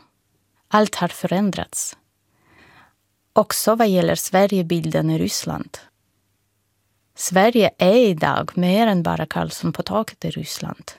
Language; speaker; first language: Swedish; non-native, fluent; Russian